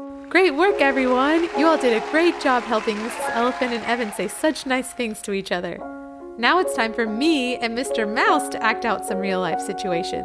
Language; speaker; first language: English; native; English